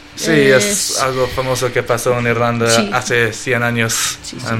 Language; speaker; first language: Spanish; non-native, fluent; English